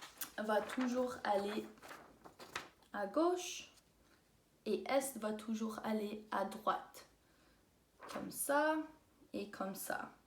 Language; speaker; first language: French; non-native, local second language; English